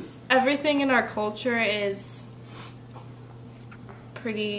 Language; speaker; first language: English; early bilingual, other home language; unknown